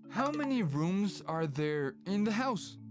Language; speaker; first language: English; non-native, fluent; Spanish